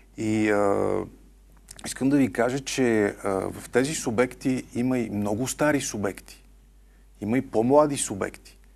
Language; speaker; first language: Bulgarian; native; Bulgarian